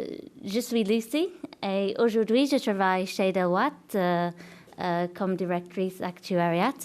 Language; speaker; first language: French; non-native, fluent; English